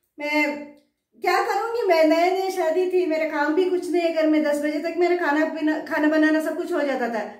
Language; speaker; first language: Hindi; non-native, local second language; Kannada